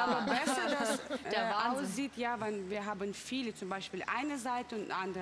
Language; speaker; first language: German; non-native, fluent; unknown